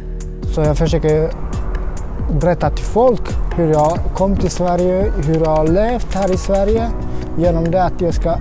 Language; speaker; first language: Swedish; non-native, learner; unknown